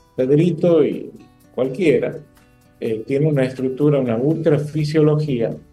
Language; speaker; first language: Spanish; native; Spanish